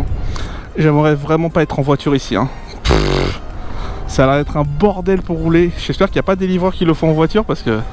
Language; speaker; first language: French; native; French